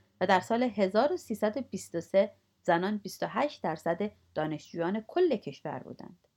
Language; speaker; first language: Persian; native; Persian